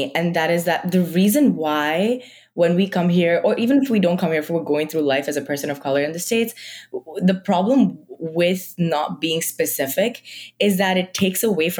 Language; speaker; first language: English; non-native, local second language; Marathi